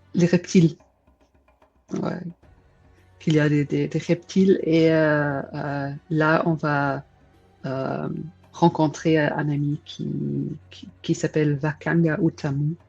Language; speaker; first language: French; non-native, fluent; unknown